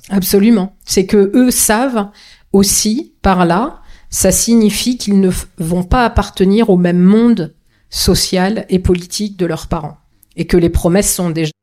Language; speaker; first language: French; native; French